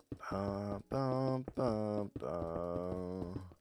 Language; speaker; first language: English; native; English